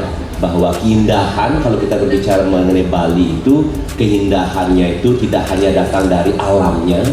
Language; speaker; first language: Indonesian; native; Indonesian